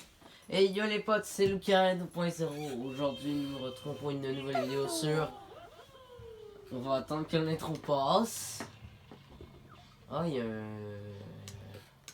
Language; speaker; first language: French; native; French